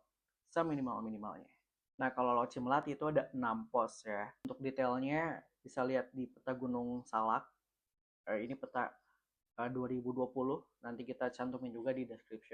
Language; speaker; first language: Indonesian; native; Indonesian